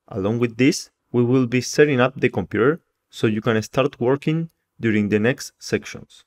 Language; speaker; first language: English; non-native, fluent; Spanish